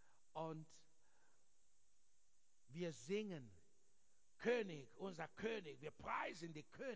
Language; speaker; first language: German; non-native, learner; English